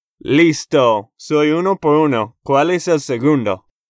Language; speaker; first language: Spanish; non-native, fluent; English